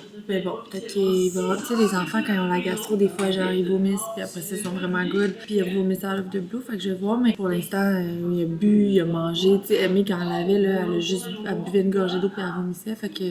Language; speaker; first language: French; native; French